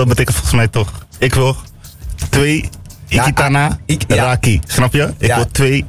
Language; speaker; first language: Dutch; early bilingual, other home language; Turkish